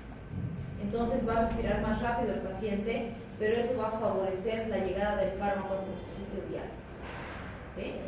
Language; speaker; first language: Spanish; native; Spanish